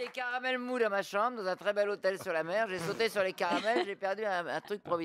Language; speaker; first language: French; native; French